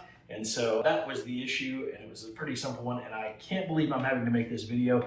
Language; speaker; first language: English; native; English